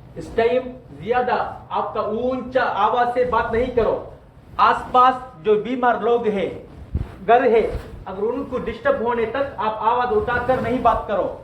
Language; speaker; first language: Urdu; non-native, learner; Tamil